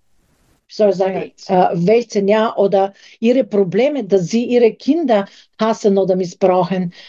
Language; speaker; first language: German; non-native, fluent; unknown